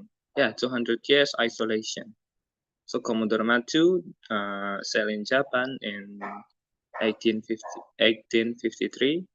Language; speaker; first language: English; non-native, learner; Indonesian